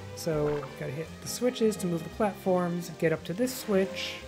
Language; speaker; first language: English; native; English